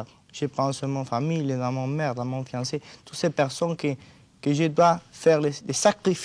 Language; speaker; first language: French; non-native, learner; Spanish